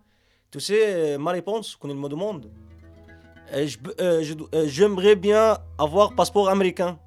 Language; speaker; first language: French; non-native, learner; Arabic